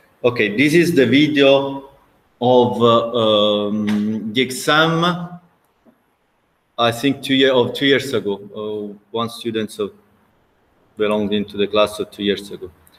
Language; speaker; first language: English; non-native, fluent; Italian